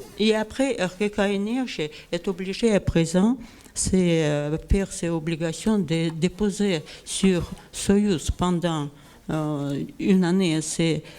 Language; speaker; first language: French; non-native, learner; Russian